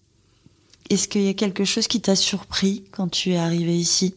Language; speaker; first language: French; native; French